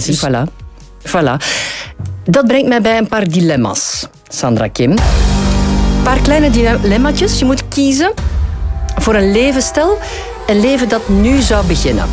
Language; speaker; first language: Dutch; native; Dutch